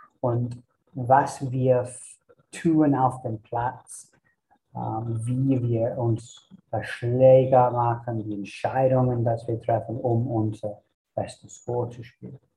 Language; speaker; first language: German; non-native, fluent; English